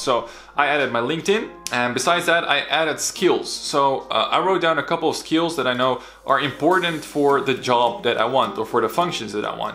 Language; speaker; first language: English; non-native, fluent; Dutch